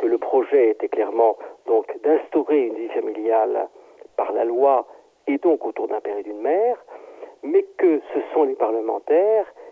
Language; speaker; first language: French; native; French